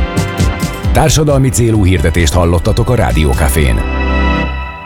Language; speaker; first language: Hungarian; native; Hungarian